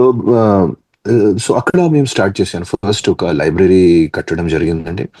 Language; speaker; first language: Telugu; non-native, fluent; Hindi